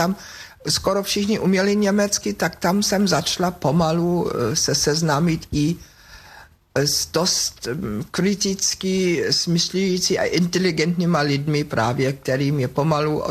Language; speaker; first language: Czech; non-native, fluent; German